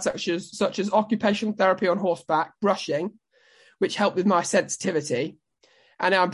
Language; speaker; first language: English; native; English